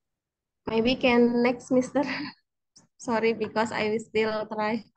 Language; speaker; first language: English; non-native, learner; Indonesian